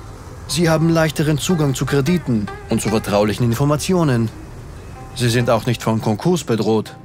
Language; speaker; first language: German; native; German